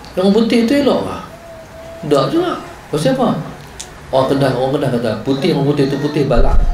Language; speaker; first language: Malay; native; Malay